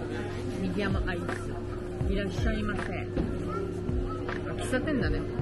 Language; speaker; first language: Japanese; non-native, fluent; French